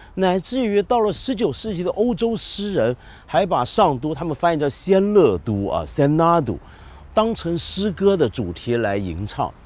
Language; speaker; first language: Chinese; native; Chinese